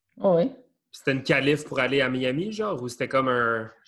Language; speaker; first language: French; native; French